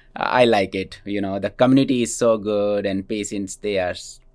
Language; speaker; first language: English; non-native, local second language; Hindi